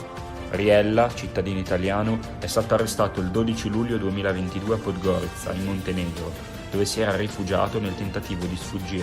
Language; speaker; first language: Italian; native; Italian